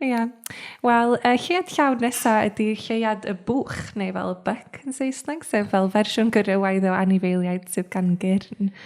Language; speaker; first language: Welsh; native; Welsh